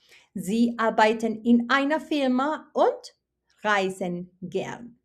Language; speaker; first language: German; non-native, fluent; Spanish